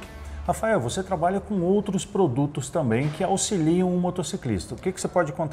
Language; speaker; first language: Portuguese; native; Portuguese